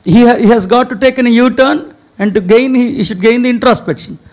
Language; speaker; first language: English; non-native, local second language; Telugu